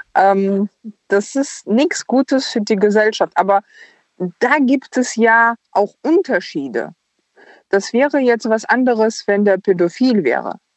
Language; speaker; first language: German; early bilingual, other home language; Ukrainian